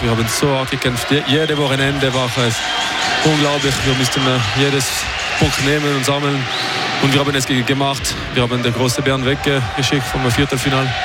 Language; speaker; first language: German; non-native, local second language; French